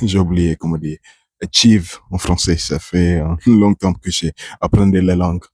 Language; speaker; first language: French; non-native, learner; English